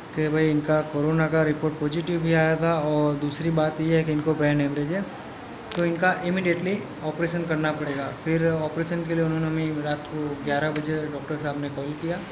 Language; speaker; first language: Hindi; native; Hindi